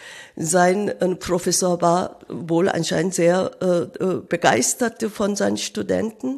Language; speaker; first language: German; non-native, fluent; Korean